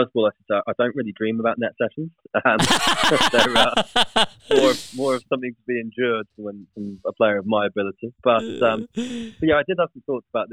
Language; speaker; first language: English; native; English